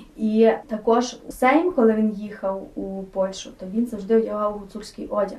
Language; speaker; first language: Ukrainian; native; Ukrainian